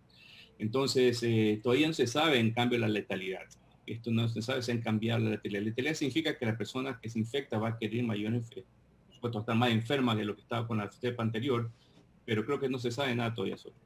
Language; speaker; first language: Spanish; native; Spanish